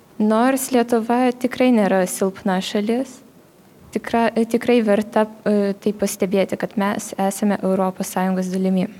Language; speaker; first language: Lithuanian; non-native, local second language; Polish